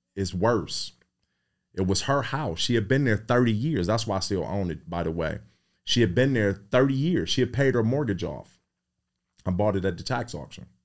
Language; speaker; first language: English; native; English